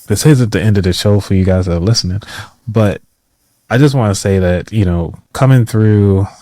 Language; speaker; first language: English; native; English